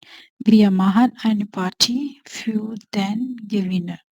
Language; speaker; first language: German; non-native, learner; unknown